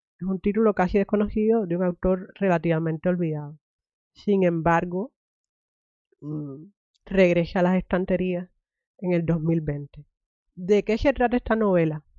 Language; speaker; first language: Spanish; native; Spanish